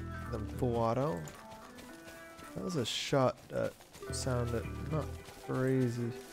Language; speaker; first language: English; non-native, fluent; Dutch